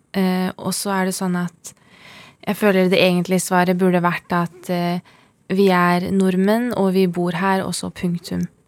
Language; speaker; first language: Norwegian; early bilingual, other home language; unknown